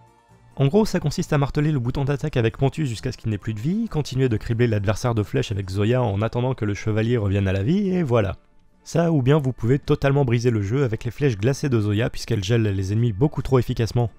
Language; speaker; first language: French; native; French